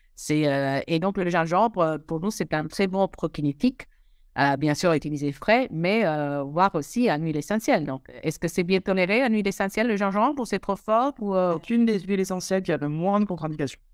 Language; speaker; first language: French; non-native, fluent; English